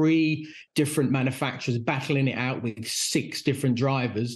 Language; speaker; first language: English; native; English